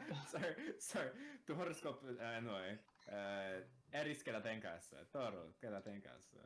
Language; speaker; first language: Spanish; non-native, learner; English